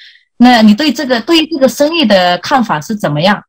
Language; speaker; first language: Chinese; early bilingual, heritage; Indonesian